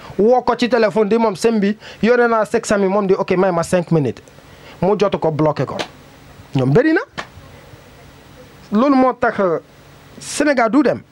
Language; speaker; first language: Wolof; non-native, learner; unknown